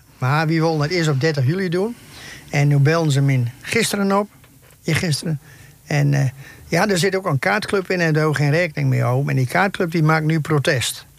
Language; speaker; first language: Dutch; native; Dutch